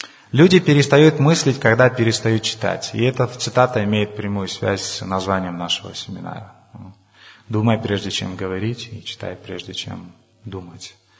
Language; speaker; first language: Russian; non-native, local second language; Romanian